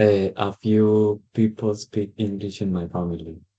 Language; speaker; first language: English; non-native, learner; Spanish